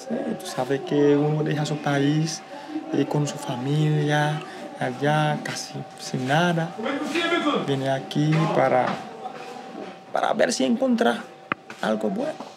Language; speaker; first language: Spanish; non-native, learner; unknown